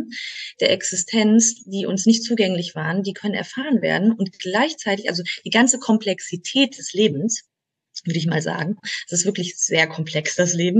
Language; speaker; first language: German; native; German